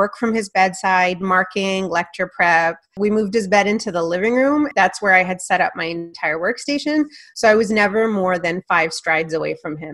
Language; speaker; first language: English; non-native, fluent; Punjabi